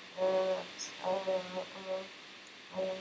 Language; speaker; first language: English; non-native, learner; Chinese